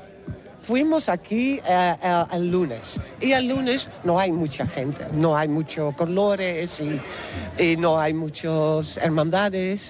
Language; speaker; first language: Spanish; non-native, learner; Dutch